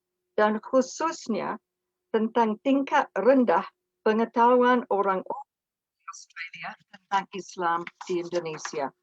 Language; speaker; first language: Indonesian; non-native, fluent; English